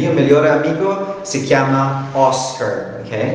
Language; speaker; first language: Italian; non-native, learner; English